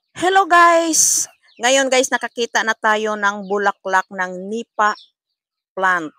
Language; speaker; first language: Filipino; non-native, local second language; Cebuano